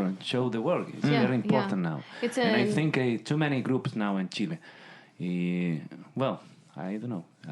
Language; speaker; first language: English; non-native, learner; Spanish